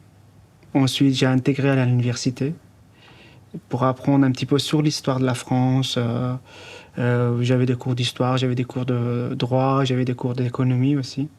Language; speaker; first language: French; non-native, fluent; Persian